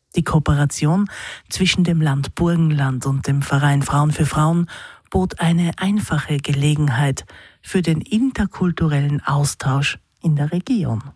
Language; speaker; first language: German; native; German